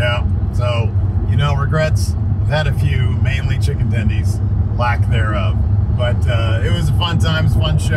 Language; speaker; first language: English; native; English